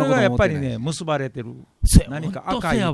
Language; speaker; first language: Japanese; native; Japanese